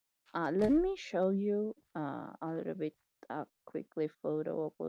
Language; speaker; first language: English; non-native, learner; Spanish